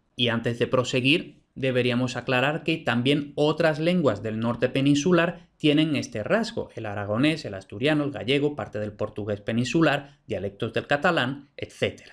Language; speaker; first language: Spanish; native; Spanish